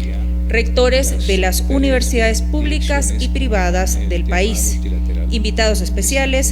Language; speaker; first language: Spanish; native; Spanish